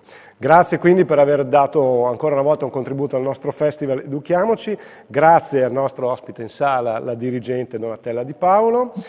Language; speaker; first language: Italian; native; Italian